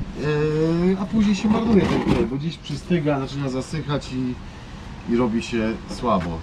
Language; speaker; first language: Polish; native; Polish